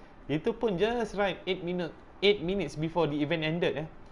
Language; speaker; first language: English; non-native, local second language; Malay